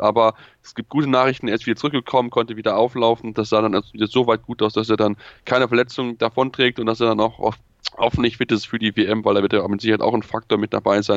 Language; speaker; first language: German; native; German